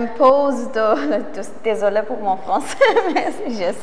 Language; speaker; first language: French; non-native, learner; Persian